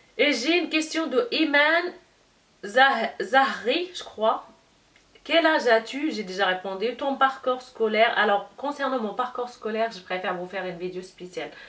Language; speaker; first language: French; non-native, local second language; Arabic